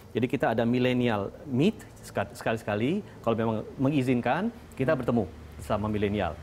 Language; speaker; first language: Indonesian; early bilingual, other home language; German